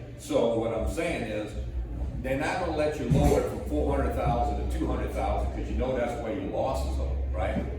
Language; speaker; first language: English; native; English